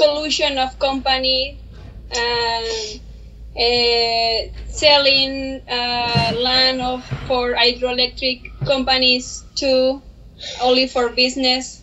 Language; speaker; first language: English; non-native, learner; Spanish